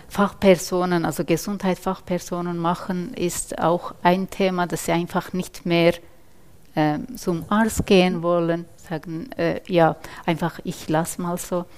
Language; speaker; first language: German; non-native, fluent; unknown